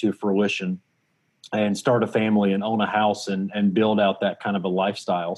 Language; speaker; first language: English; native; English